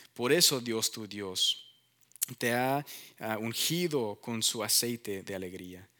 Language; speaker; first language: Spanish; early bilingual, heritage; Spanish